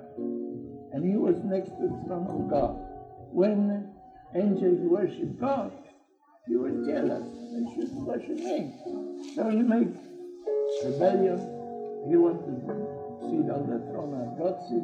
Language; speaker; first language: English; non-native, fluent; Polish